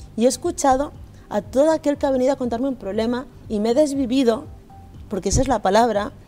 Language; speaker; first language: Spanish; native; Spanish